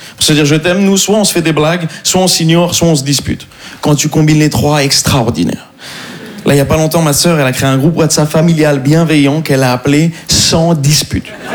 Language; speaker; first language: French; non-native, local second language; Arabic